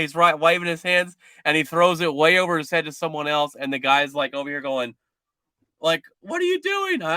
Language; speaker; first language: English; native; English